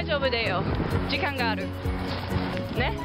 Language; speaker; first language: Japanese; non-native, learner; English